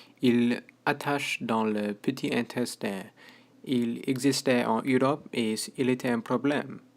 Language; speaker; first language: French; non-native, local second language; English